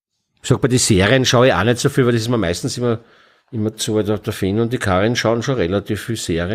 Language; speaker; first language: German; native; German